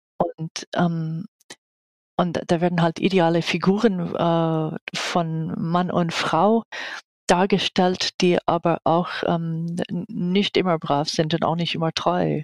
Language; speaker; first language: German; non-native, fluent; English